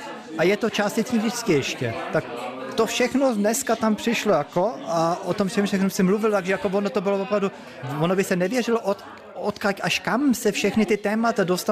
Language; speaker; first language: Czech; early bilingual, heritage; Czech